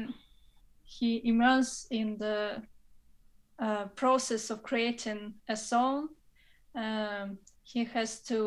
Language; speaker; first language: English; non-native, fluent; Russian